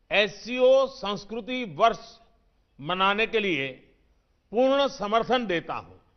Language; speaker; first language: Hindi; non-native, local second language; Gujarati